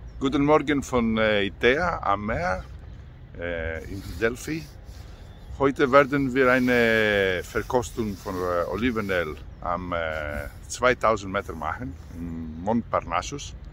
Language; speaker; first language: German; non-native, learner; French